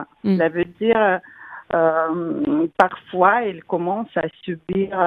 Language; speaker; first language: French; non-native, fluent; Russian